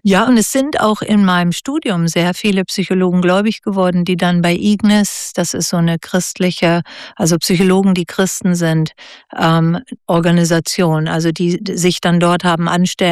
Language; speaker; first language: German; native; German